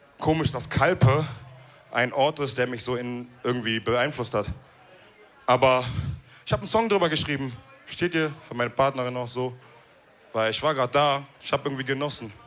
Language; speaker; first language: German; early bilingual, other home language; Wolof